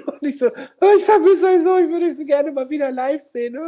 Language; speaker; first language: German; native; German